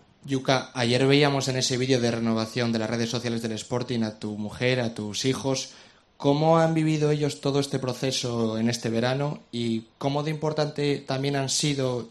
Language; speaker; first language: Spanish; native; Spanish